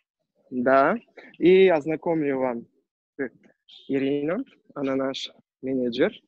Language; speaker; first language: Russian; non-native, learner; Turkish